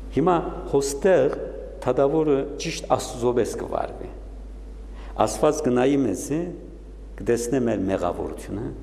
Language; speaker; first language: Armenian; early bilingual, heritage; Armenian